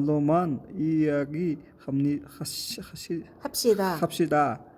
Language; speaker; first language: Korean; non-native, fluent; Mongolian